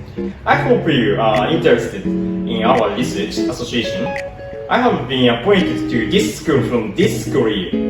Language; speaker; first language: English; non-native, learner; Japanese